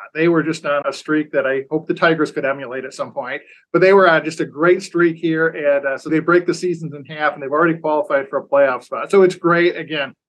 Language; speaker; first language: English; native; English